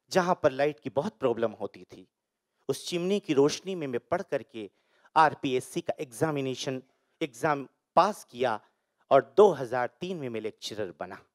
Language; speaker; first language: Hindi; native; Hindi